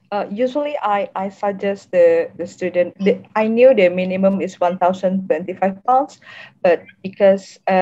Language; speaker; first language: English; non-native, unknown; Indonesian